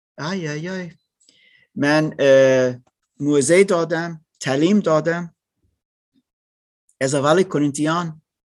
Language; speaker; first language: Persian; non-native, learner; German